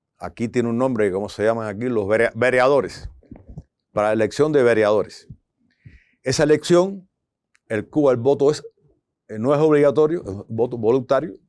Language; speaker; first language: Spanish; native; Spanish